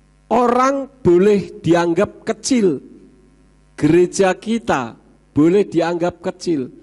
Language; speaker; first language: Indonesian; native; Indonesian